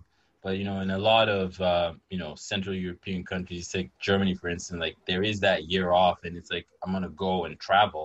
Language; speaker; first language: English; non-native, local second language; Yoruba